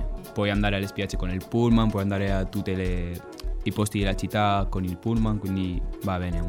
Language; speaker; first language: Italian; non-native, fluent; Spanish